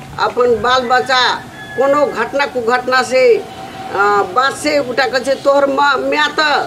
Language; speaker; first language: Maithili; non-native, local second language; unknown